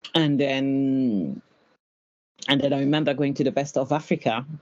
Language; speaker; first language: English; non-native, fluent; French